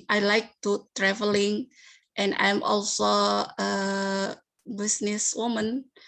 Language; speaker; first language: English; non-native, learner; Indonesian